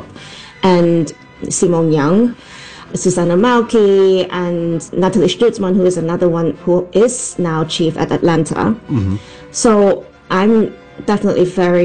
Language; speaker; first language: English; non-native, local second language; Cantonese